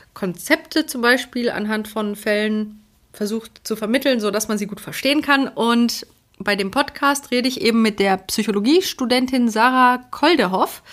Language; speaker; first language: German; early bilingual, other home language; Polish